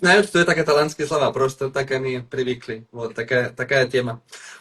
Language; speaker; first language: Russian; non-native, fluent; Catalan